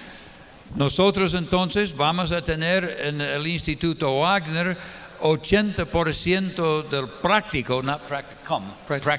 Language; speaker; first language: Spanish; non-native, fluent; English